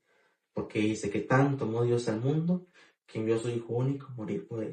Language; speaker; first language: Spanish; native; Spanish